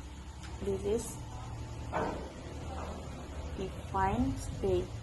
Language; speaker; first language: English; non-native, learner; Indonesian